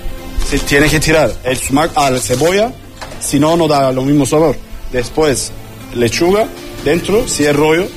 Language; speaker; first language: Spanish; non-native, learner; Turkish